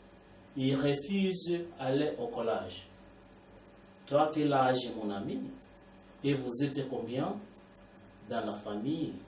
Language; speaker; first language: French; non-native, learner; Swahili